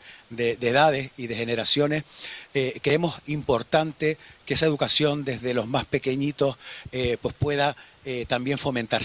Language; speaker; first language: Spanish; native; Spanish